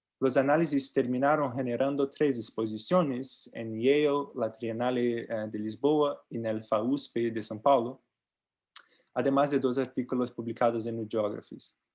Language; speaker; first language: Spanish; non-native, learner; Portuguese